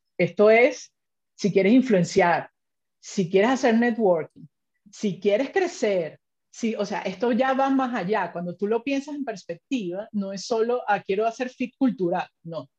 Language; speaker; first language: Spanish; native; Spanish